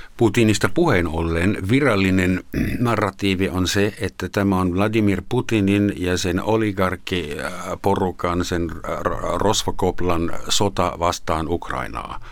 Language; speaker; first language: Finnish; native; Finnish